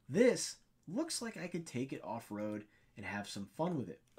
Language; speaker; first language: English; native; English